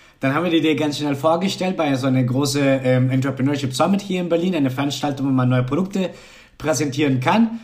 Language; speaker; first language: German; non-native, fluent; Spanish